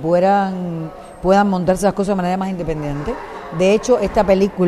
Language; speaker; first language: Spanish; native; Spanish